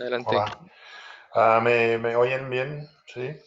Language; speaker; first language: Spanish; non-native, fluent; English